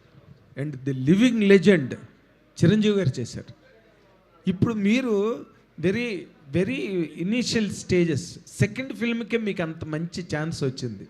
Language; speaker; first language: Telugu; native; Telugu